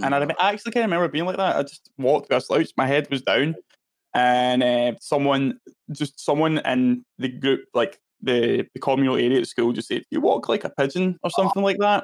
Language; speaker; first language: English; native; English